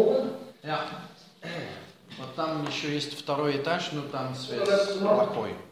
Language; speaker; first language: Russian; non-native, fluent; Dutch